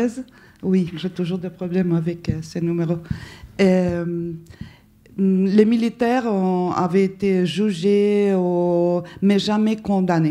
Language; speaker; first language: French; non-native, fluent; Spanish